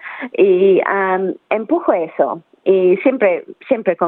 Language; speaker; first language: Spanish; early bilingual, heritage; Spanish